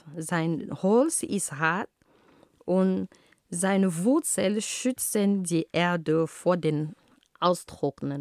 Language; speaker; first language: German; non-native, fluent; Ghomala